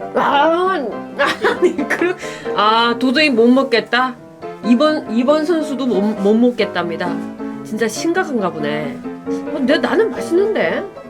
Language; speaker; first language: Korean; non-native, fluent; Chinese